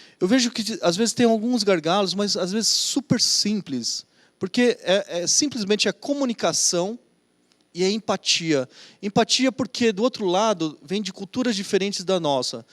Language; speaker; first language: Portuguese; native; Portuguese